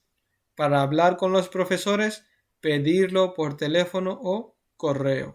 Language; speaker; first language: Spanish; non-native, fluent; Urdu